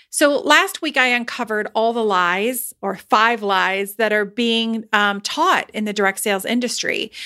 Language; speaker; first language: English; native; English